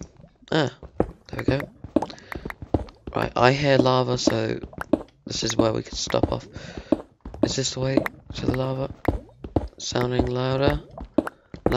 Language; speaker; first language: English; native; English